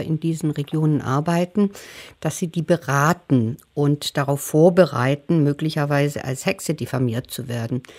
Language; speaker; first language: German; native; German